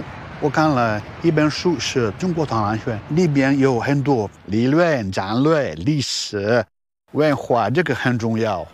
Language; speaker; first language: Chinese; non-native, learner; Italian